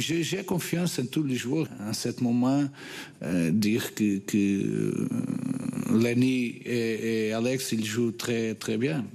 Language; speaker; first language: French; non-native, fluent; Portuguese